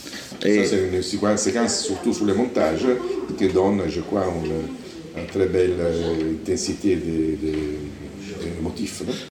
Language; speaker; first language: French; non-native, learner; Italian